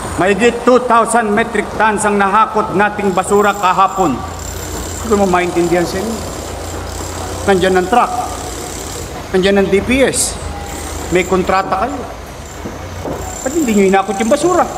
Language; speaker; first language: Filipino; native; Filipino